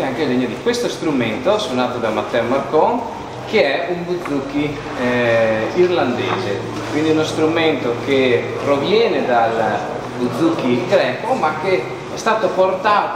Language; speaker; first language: Italian; native; Italian